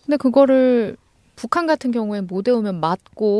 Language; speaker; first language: Korean; native; Korean